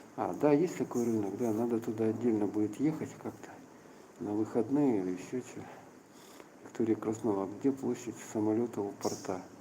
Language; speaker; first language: Russian; native; Russian